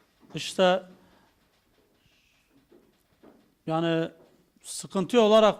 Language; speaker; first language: Turkish; non-native, local second language; Zaza